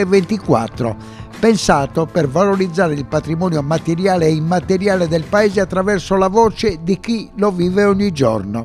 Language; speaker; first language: Italian; native; Italian